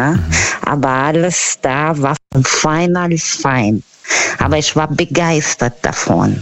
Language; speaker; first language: German; non-native, fluent; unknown